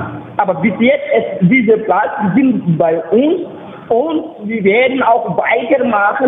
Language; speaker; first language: German; non-native, learner; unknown